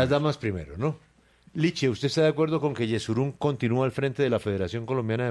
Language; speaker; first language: Spanish; native; Spanish